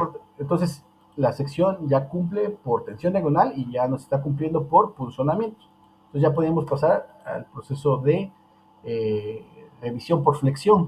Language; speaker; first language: Spanish; native; Spanish